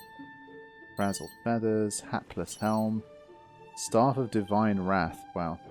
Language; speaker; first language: English; native; English